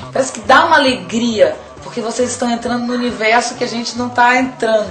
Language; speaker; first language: Portuguese; native; Portuguese